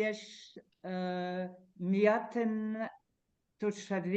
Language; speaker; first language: Hebrew; non-native, learner; French